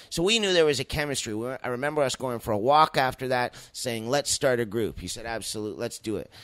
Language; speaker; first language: English; native; English